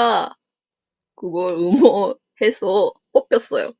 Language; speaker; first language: Korean; non-native, fluent; Japanese